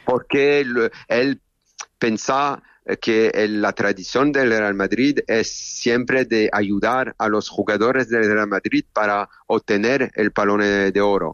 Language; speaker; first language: Spanish; non-native, learner; French